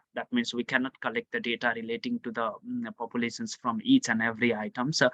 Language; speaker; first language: English; non-native, local second language; Nepali